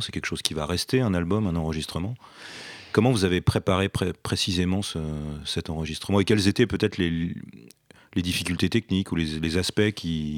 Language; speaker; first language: French; native; French